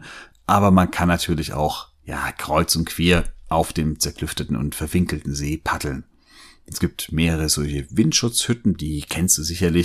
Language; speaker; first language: German; native; German